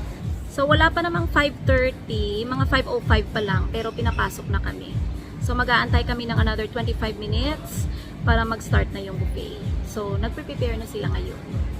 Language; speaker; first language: Filipino; non-native, local second language; Hiligaynon